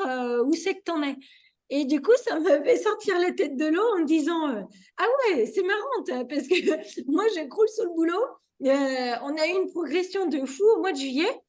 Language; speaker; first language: French; native; French